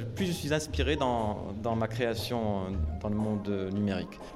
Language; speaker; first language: French; non-native, local second language; Arabic